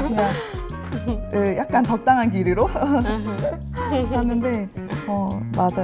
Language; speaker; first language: Korean; native; Korean